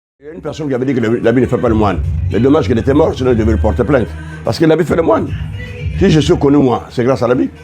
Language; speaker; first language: French; non-native, local second language; Lingala